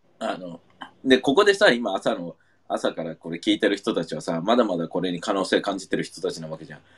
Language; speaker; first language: Japanese; non-native, fluent; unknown